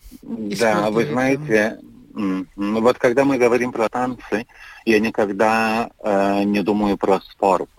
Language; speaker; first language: Russian; non-native, fluent; Lithuanian